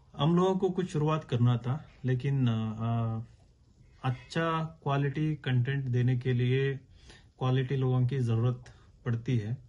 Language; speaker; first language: Hindi; non-native, local second language; Kannada